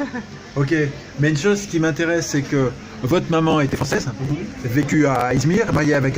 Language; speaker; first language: French; native; French